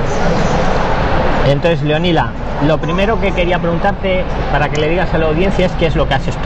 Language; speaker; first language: Spanish; native; Spanish